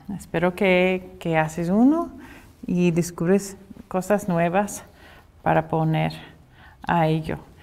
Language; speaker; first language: Spanish; non-native, fluent; English